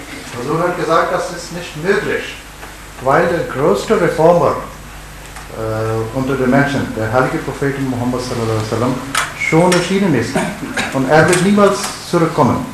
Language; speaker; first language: German; non-native, learner; Urdu